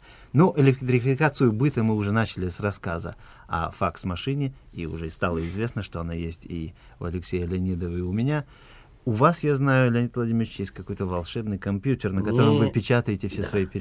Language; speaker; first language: Russian; native; Russian